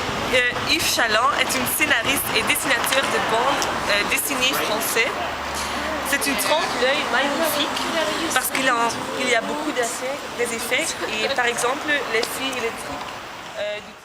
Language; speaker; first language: French; non-native, learner; Dutch